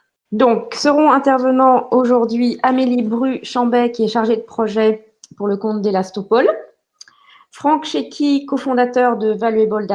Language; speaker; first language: French; native; French